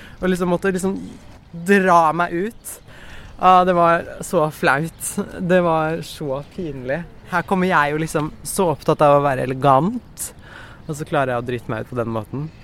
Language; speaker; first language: Norwegian; native; Norwegian